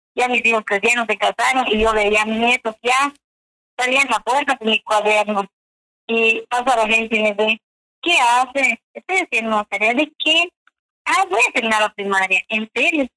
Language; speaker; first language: Spanish; native; Spanish